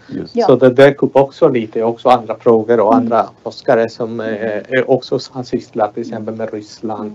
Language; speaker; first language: Swedish; non-native, fluent; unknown